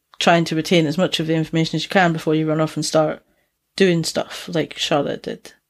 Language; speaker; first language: English; native; English